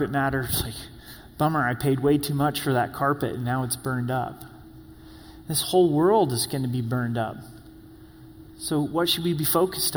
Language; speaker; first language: English; native; English